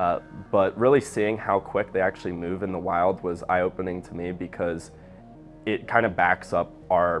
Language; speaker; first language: English; native; English